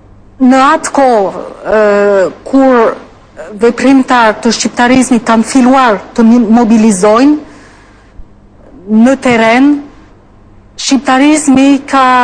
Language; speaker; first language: Albanian; non-native, fluent; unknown